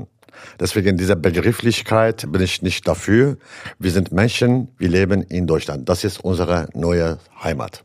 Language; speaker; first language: German; non-native, learner; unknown